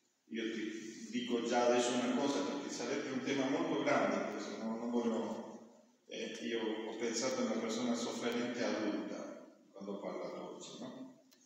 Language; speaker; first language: Italian; non-native, fluent; Spanish